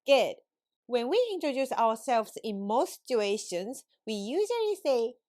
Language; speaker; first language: English; non-native, fluent; Japanese